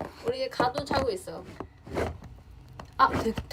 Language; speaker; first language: Korean; non-native, fluent; Chinese